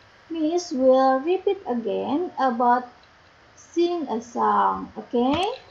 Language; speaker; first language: English; non-native, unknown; Indonesian